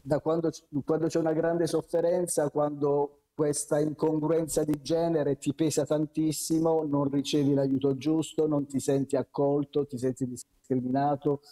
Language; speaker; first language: Italian; native; Italian